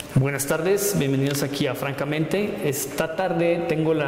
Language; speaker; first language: Spanish; native; Spanish